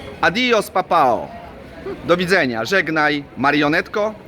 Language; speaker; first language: Polish; native; Polish